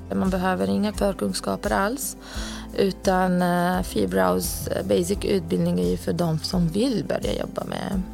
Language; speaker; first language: Swedish; non-native, fluent; Arabic